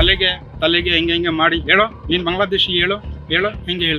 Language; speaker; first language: Kannada; non-native, learner; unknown